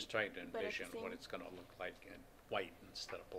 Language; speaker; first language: English; native; English